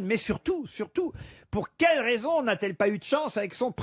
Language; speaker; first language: French; native; French